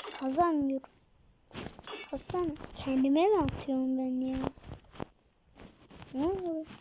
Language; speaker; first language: Turkish; native; Turkish